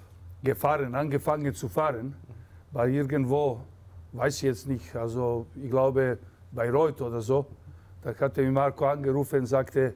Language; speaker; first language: German; non-native, fluent; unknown